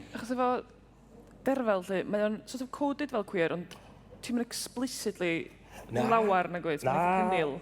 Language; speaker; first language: Welsh; native; Welsh